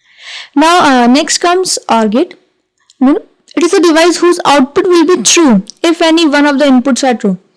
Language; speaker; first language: English; non-native, local second language; Hindi